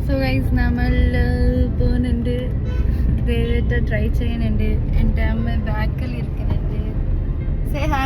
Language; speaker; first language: Malayalam; non-native, local second language; Kannada